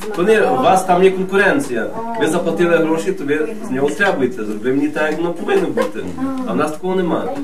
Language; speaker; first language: Ukrainian; native; Ukrainian